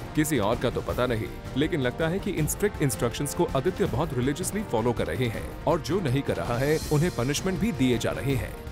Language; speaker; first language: Hindi; native; Hindi